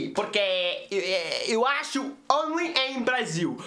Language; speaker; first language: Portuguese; non-native, learner; English